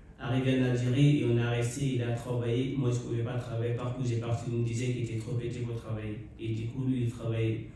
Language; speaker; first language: French; non-native, local second language; Fula